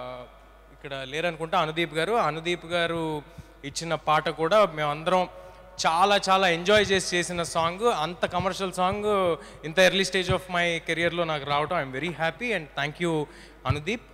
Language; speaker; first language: Telugu; native; Telugu